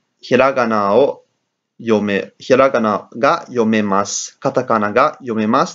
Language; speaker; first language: Japanese; non-native, learner; English